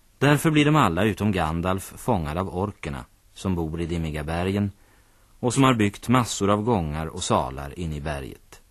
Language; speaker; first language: Swedish; native; Swedish